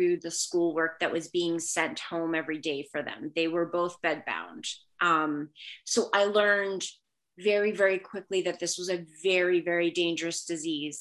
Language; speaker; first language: English; early bilingual, other home language; Spanish